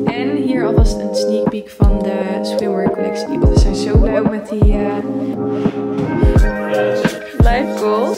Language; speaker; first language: Dutch; native; Dutch